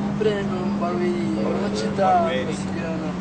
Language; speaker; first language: Italian; non-native, learner; Portuguese